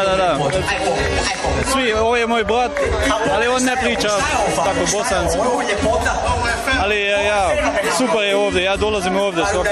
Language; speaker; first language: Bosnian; early bilingual, heritage; Dutch